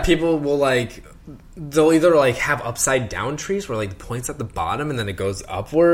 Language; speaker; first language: English; native; English